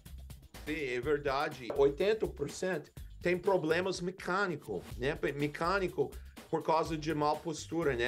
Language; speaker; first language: Portuguese; non-native, learner; English